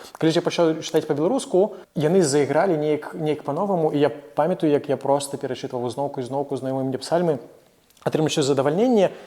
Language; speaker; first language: Belarusian; non-native, local second language; Russian